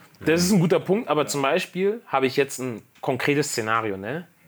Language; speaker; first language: German; native; German